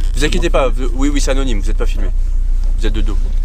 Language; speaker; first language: French; native; French